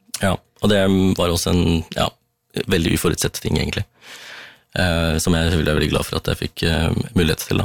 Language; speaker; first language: Norwegian; early bilingual, other home language; Tamil